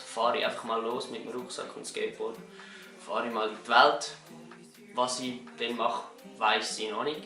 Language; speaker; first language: German; native; German